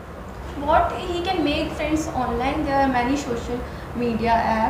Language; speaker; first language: English; non-native, learner; Hindi